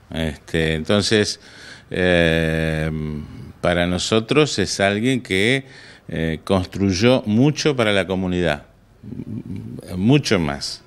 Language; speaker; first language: Spanish; native; Spanish